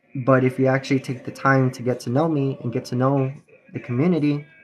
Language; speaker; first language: English; native; English